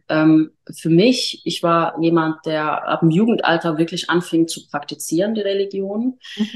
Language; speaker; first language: German; early bilingual, other home language; Arabic